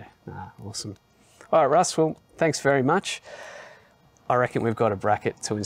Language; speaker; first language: English; native; English